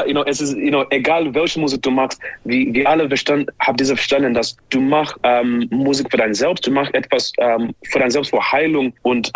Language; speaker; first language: German; non-native, fluent; English